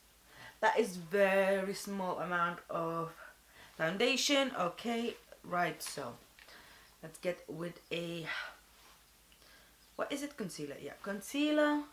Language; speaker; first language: English; non-native, fluent; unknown